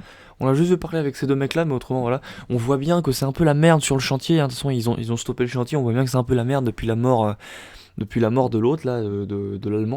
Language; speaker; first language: French; native; French